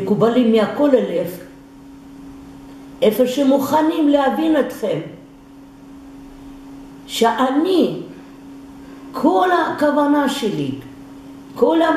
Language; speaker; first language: Hebrew; non-native, fluent; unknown